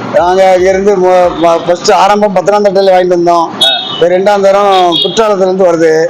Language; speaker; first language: Tamil; native; Tamil